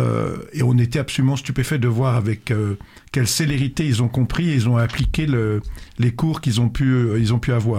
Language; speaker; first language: French; native; French